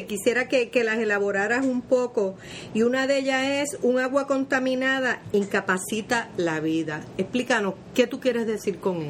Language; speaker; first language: Spanish; native; Spanish